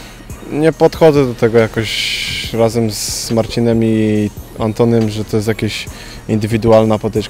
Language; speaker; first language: Polish; native; Polish